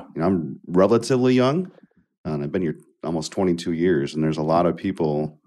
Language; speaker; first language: English; native; English